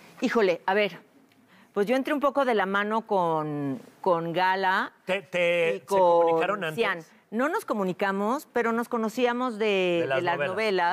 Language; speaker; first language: Spanish; native; Spanish